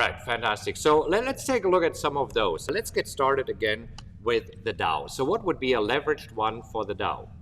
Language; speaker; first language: English; non-native, fluent; German